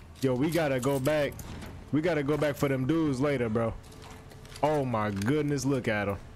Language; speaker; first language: English; native; English